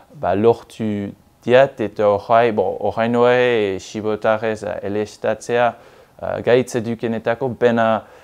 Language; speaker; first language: Basque; non-native, fluent; English